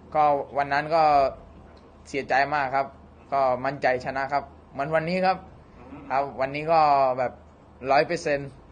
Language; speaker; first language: Thai; non-native, fluent; Spanish